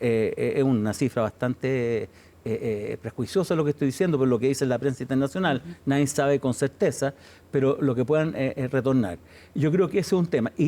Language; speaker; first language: Spanish; native; Spanish